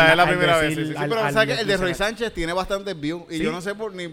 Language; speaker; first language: Spanish; native; Spanish